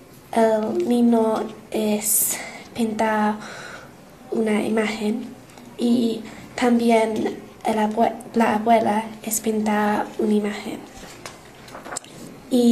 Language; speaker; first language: Spanish; non-native, learner; English